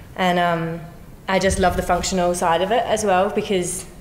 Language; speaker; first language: English; native; English